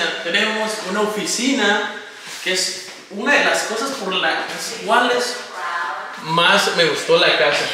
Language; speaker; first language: Spanish; native; Spanish